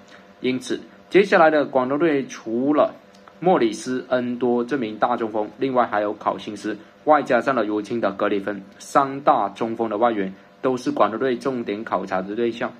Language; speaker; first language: Chinese; native; Chinese